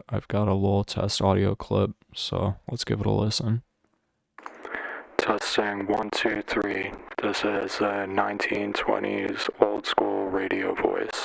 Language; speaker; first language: English; native; English